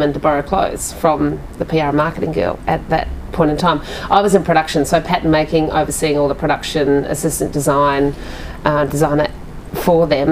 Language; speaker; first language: English; native; English